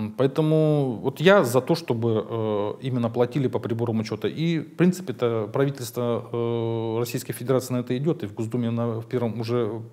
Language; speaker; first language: Russian; native; Russian